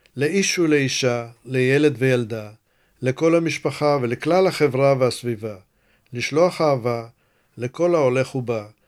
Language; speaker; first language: Hebrew; early bilingual, other home language; Russian